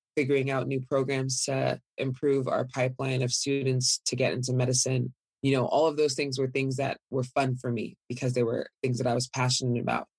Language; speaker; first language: English; early bilingual, other home language; Yoruba